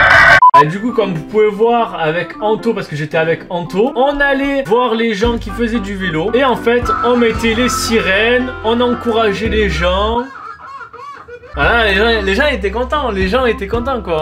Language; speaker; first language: French; native; French